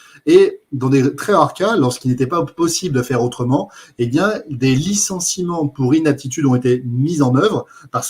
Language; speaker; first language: French; native; French